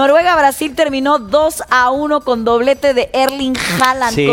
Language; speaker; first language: Spanish; native; Spanish